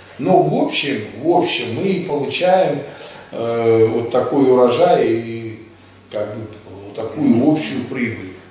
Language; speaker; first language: Russian; native; Russian